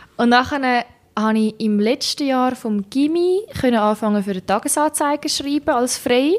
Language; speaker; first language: German; native; German